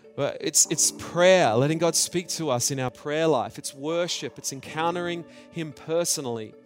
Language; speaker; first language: English; native; English